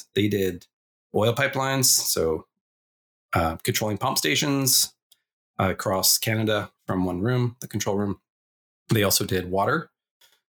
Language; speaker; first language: English; native; English